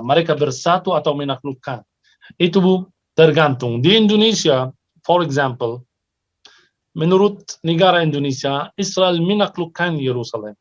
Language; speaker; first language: Indonesian; non-native, fluent; Arabic